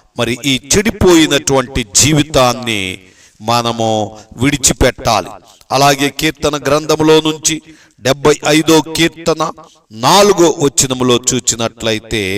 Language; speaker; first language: Telugu; native; Telugu